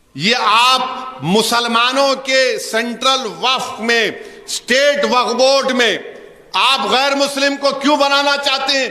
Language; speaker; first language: Urdu; native; Urdu